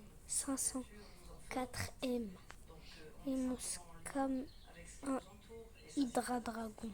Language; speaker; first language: French; native; French